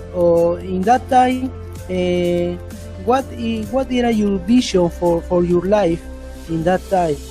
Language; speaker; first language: English; non-native, learner; Spanish